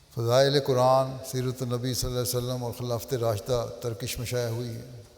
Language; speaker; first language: Urdu; native; Urdu